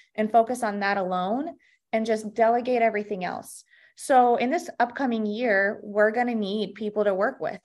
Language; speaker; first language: English; early bilingual, other home language; Russian